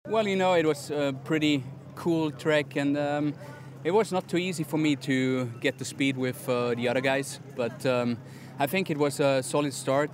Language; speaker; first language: English; non-native, fluent; German